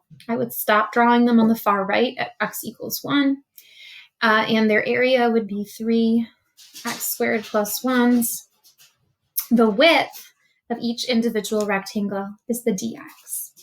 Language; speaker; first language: English; native; English